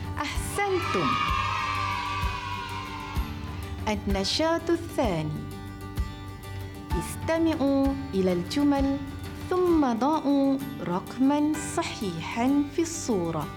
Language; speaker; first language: Arabic; non-native, fluent; Malay